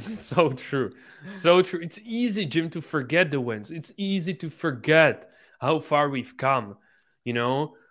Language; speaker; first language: English; non-native, fluent; Czech